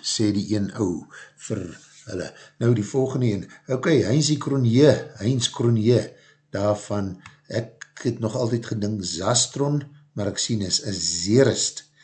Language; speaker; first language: Afrikaans; native; Afrikaans